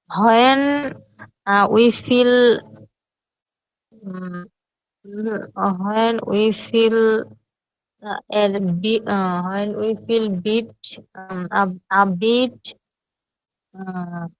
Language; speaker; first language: English; non-native, learner; Bangla